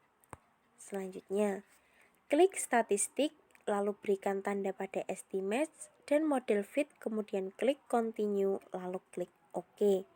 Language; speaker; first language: Indonesian; native; Indonesian